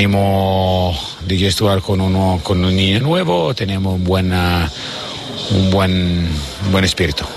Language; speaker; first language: Spanish; non-native, learner; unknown